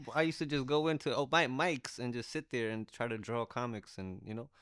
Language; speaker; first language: English; early bilingual, other home language; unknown